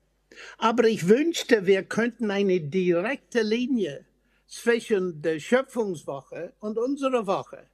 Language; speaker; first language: German; non-native, fluent; English